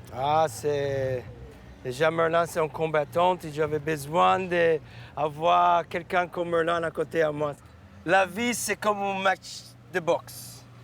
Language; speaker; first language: French; non-native, fluent; English